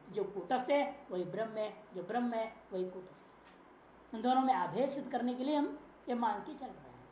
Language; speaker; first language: Hindi; non-native, local second language; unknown